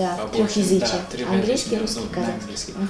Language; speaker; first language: Russian; non-native, local second language; Kazakh